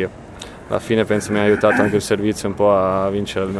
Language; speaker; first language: Italian; non-native, local second language; German